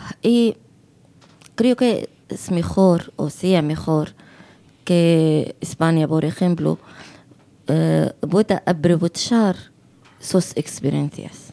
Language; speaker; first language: Spanish; non-native, fluent; Arabic